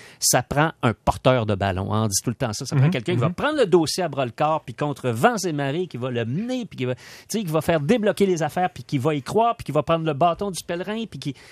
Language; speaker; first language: French; native; French